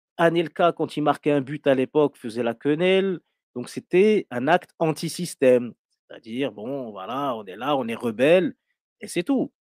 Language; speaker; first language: French; non-native, local second language; Arabic